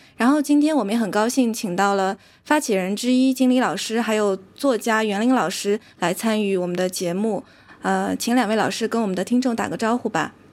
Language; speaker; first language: Chinese; native; Chinese